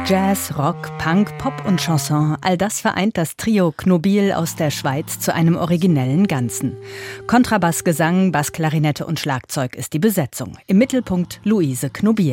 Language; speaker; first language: German; native; German